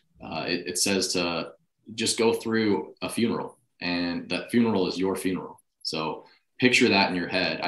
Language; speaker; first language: English; native; English